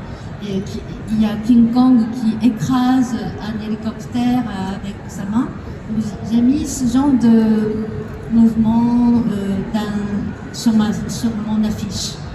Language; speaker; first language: French; non-native, fluent; Japanese